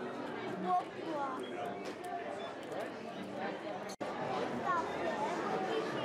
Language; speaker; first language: Russian; early bilingual, heritage; Russian